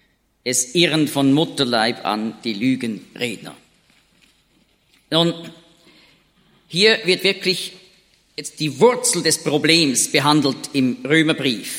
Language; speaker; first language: German; native; German